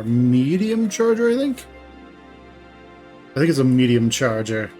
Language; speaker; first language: English; native; English